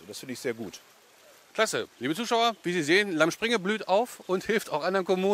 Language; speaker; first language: German; native; German